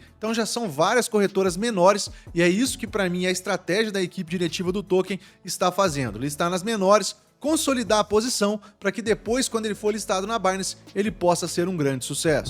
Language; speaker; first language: Portuguese; native; Portuguese